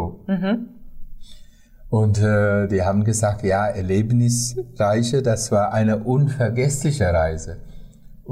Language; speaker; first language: German; non-native, fluent; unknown